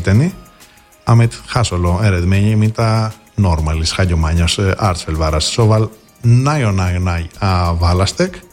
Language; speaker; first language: Hungarian; non-native, fluent; Greek